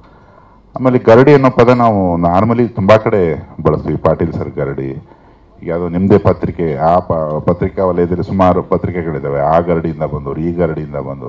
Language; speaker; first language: Kannada; native; Kannada